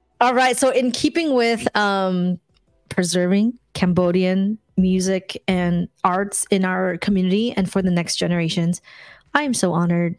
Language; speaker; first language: English; early bilingual, other home language; Khmer